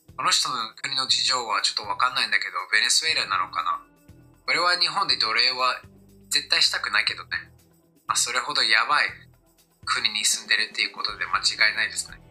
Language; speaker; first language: Japanese; non-native, fluent; English